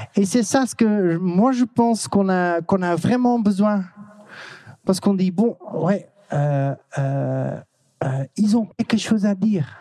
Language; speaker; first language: French; non-native, learner; Dutch